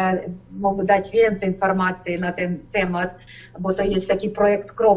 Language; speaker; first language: Polish; non-native, learner; Ukrainian